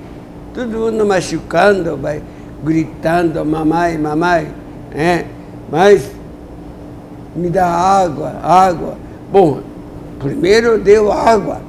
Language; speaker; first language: Portuguese; non-native, learner; Japanese